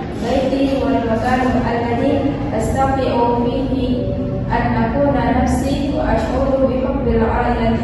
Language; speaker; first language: Arabic; non-native, learner; Indonesian